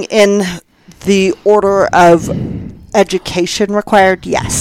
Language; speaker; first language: English; native; English